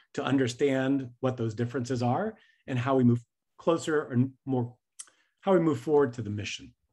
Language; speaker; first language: English; native; English